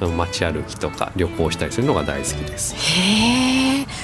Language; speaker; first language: Japanese; native; Japanese